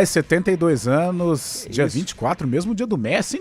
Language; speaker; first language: Portuguese; native; Portuguese